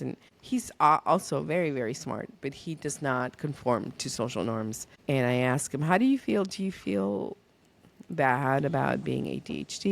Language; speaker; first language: English; early bilingual, other home language; Spanish